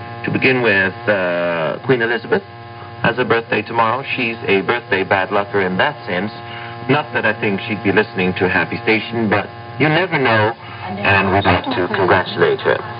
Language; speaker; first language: English; non-native, fluent; Dutch